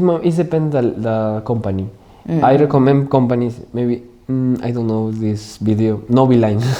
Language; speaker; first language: English; non-native, learner; Spanish